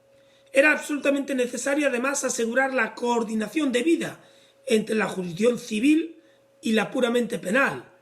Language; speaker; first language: Spanish; native; Spanish